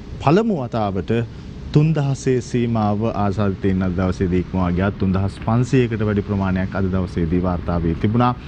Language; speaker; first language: Sinhala; native; Sinhala